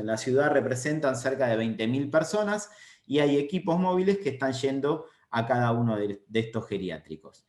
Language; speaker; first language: Spanish; native; Spanish